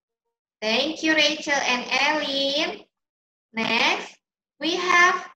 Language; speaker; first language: English; non-native, learner; Indonesian